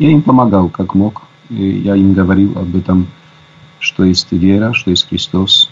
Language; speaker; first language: Russian; non-native, fluent; Polish